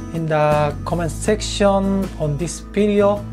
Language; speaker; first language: English; non-native, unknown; Japanese